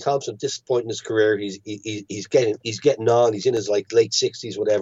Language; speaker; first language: English; native; English